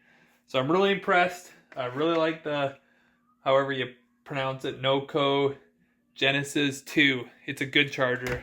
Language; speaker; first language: English; native; English